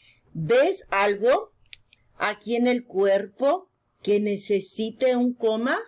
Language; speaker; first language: Spanish; early bilingual, heritage; Spanish